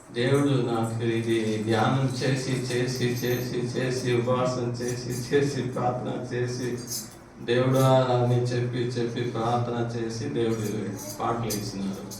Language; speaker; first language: Telugu; non-native, local second language; Lambadi